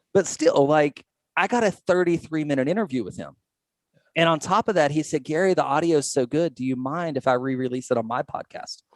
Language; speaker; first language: English; native; English